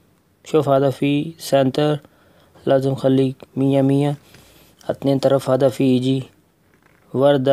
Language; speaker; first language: Arabic; non-native, learner; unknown